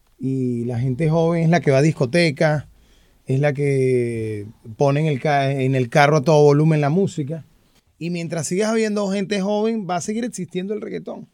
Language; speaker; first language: Spanish; native; Spanish